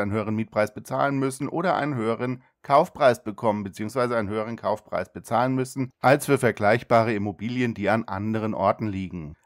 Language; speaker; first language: German; native; German